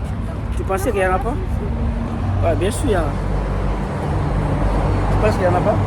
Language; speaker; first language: French; native; French